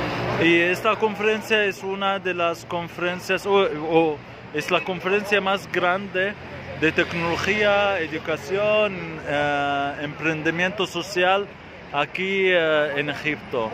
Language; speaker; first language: Spanish; non-native, fluent; Arabic